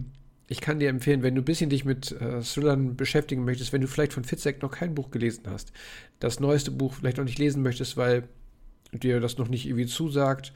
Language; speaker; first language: German; native; German